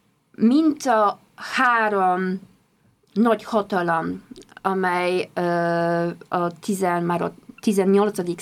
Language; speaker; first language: Hungarian; non-native, fluent; Polish